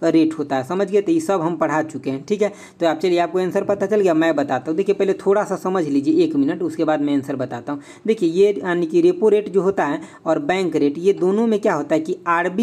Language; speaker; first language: Hindi; native; Hindi